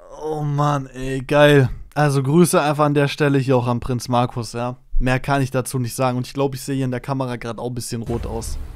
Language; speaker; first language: German; native; German